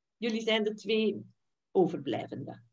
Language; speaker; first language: Dutch; native; Dutch